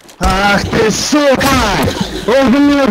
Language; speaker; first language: Russian; native; Russian